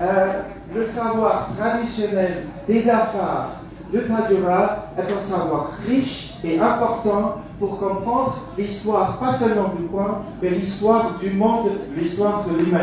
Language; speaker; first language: French; non-native, fluent; German